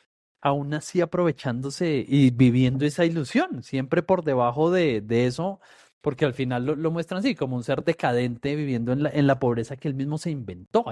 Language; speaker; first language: Spanish; native; Spanish